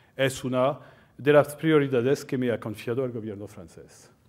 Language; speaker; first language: Spanish; non-native, fluent; French